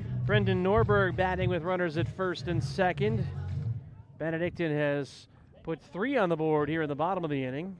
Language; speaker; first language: English; native; English